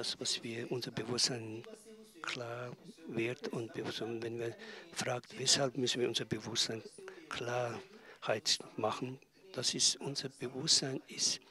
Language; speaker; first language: German; non-native, learner; Tibetan